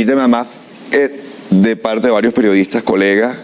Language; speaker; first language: Spanish; native; Spanish